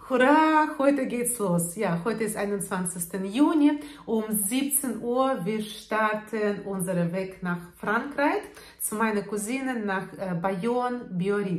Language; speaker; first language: German; non-native, fluent; Russian